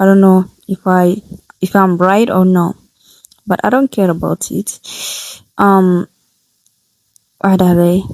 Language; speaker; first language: English; non-native, learner; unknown